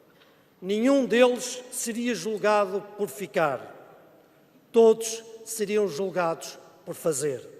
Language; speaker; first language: Portuguese; native; Portuguese